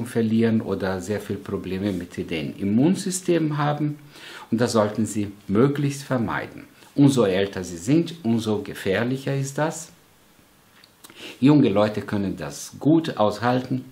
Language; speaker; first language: German; non-native, fluent; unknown